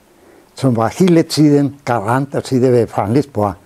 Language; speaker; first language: Danish; non-native, fluent; Spanish